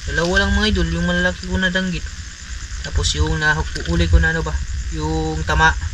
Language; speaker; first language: Filipino; non-native, local second language; Cebuano